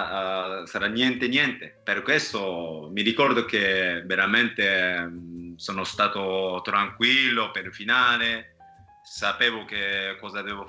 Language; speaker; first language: Italian; non-native, fluent; Japanese